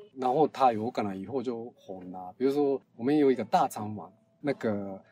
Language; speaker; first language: Chinese; non-native, learner; Japanese